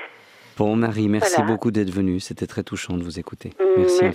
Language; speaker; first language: French; native; French